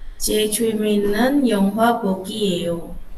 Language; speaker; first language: Korean; non-native, learner; Indonesian